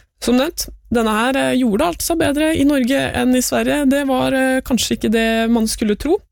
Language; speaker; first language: Norwegian; native; Norwegian